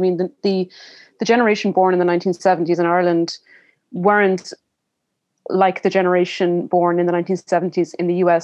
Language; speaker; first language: English; native; English